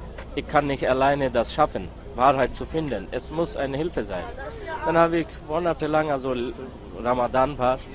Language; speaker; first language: German; non-native, learner; Bangla